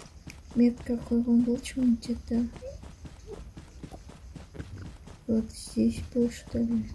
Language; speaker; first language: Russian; non-native, local second language; Kyrgyz